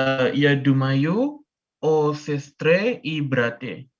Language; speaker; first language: Russian; non-native, learner; Indonesian